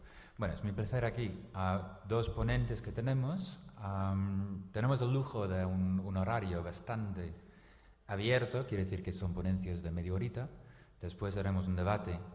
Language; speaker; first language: Spanish; non-native, local second language; Catalan